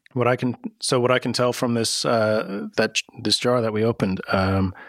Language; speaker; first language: English; native; English